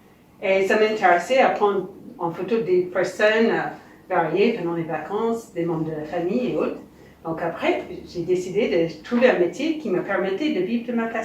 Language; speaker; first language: French; non-native, fluent; English